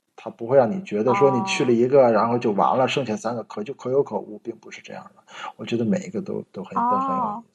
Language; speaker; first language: Chinese; native; Chinese